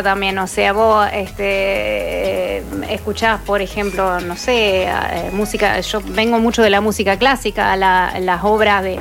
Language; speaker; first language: Spanish; non-native, fluent; German